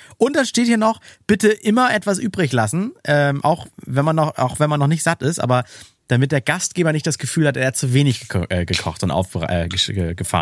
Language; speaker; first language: German; native; German